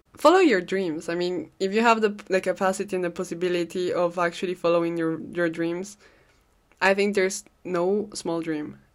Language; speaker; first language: English; non-native, fluent; Spanish